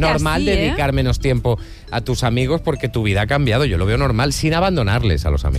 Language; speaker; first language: Spanish; native; Spanish